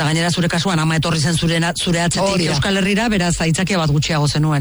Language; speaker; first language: Basque; native; Basque